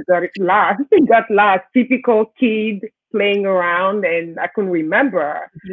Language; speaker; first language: English; non-native, local second language; French